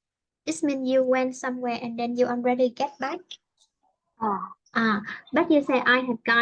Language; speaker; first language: English; non-native, fluent; Vietnamese